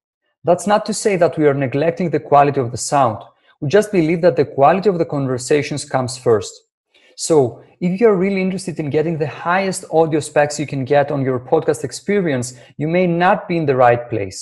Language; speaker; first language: English; non-native, fluent; Greek